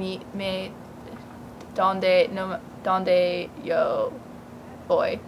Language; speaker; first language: Spanish; non-native, learner; English